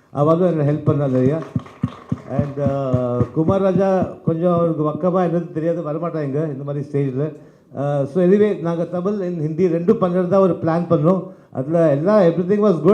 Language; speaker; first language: Tamil; early bilingual, heritage; Tamil